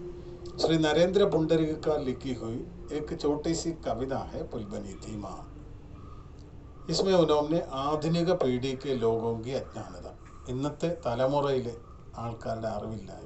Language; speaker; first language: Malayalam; native; Malayalam